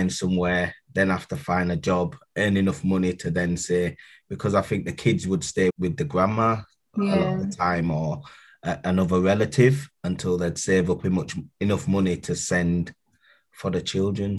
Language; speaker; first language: English; native; English